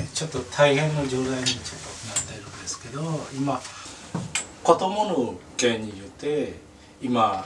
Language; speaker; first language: Japanese; non-native, learner; Burmese